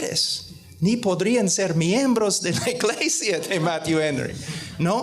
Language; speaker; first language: Spanish; non-native, fluent; English